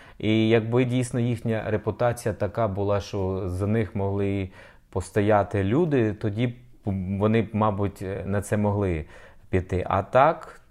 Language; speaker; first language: Ukrainian; native; Ukrainian